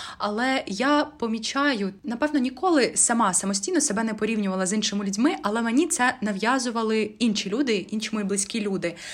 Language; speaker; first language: Ukrainian; native; Ukrainian